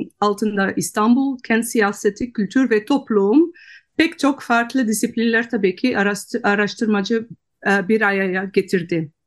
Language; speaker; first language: Turkish; non-native, fluent; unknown